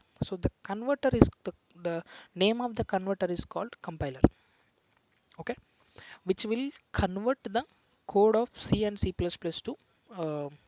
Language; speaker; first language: English; non-native, local second language; Telugu